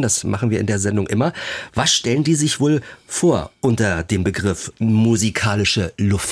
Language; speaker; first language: German; native; German